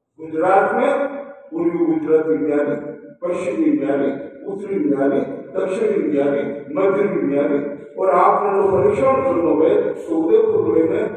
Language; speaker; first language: Hindi; non-native, local second language; Rajasthani